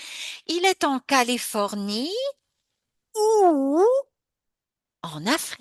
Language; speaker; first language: French; non-native, fluent; English